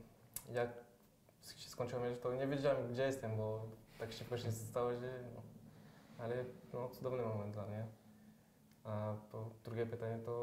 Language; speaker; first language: Polish; early bilingual, heritage; French